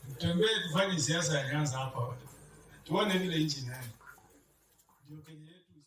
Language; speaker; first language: Swahili; non-native, local second language; Gusii